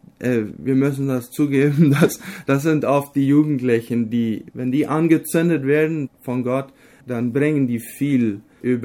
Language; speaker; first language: German; non-native, local second language; Low German